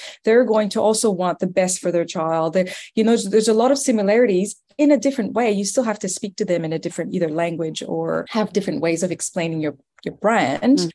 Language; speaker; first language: English; non-native, fluent; French